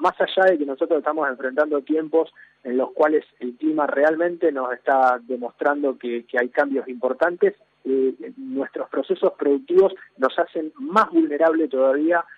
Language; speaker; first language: Spanish; native; Spanish